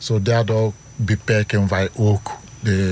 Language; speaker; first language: Dutch; non-native, learner; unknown